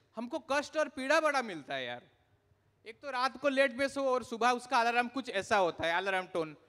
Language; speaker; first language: Hindi; non-native, local second language; Odia